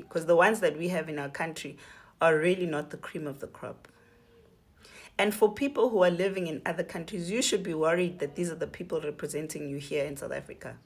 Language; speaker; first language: English; non-native, local second language; Zulu